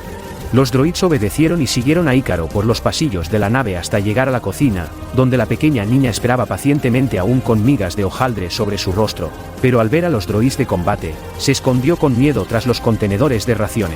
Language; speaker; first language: Spanish; native; Spanish